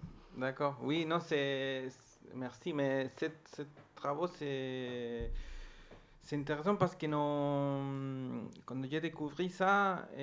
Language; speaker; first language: French; non-native, learner; Spanish